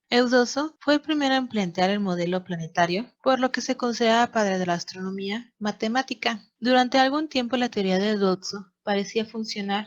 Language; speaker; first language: Spanish; native; Spanish